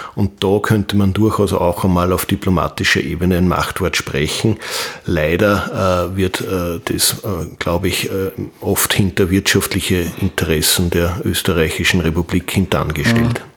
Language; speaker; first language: German; native; German